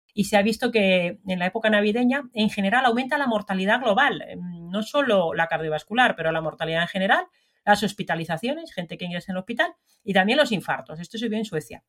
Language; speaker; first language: Spanish; non-native, fluent; Finnish